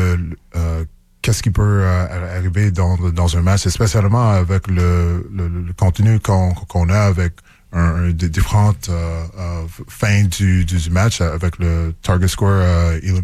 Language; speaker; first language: French; non-native, local second language; English